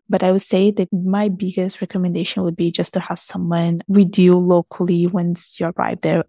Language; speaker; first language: English; early bilingual, heritage; Italian